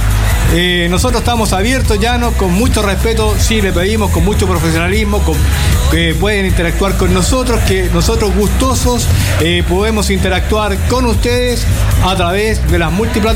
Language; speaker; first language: Spanish; native; Spanish